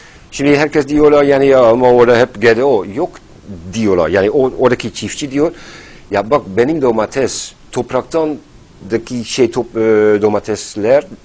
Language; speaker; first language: Turkish; non-native, fluent; Dutch